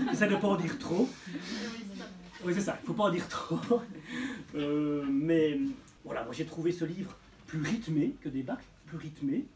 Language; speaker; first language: French; native; French